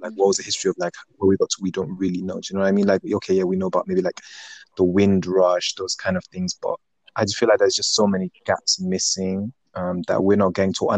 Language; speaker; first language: English; native; English